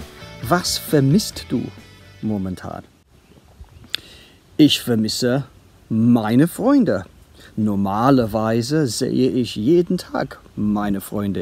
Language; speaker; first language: German; non-native, fluent; English